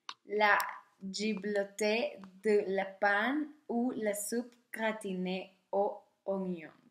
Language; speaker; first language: French; non-native, learner; Spanish